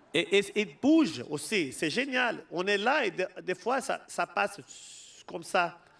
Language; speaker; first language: French; non-native, fluent; Portuguese